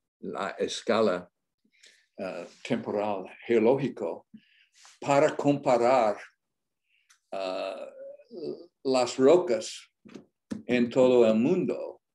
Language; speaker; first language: Spanish; non-native, learner; English